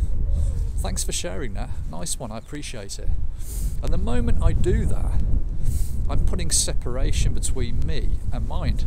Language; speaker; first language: English; native; English